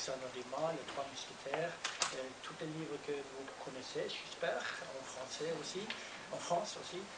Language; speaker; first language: French; non-native, learner; Norwegian